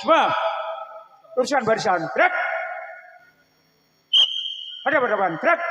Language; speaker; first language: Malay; non-native, local second language; Javanese